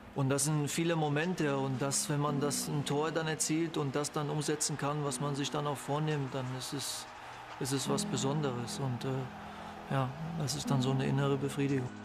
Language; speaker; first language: German; early bilingual, other home language; Polish